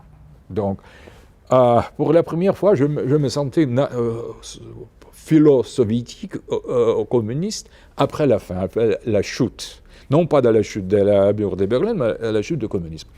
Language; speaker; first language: French; non-native, fluent; Russian